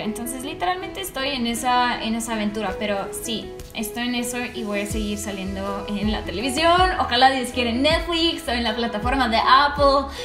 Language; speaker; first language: Spanish; non-native, fluent; Russian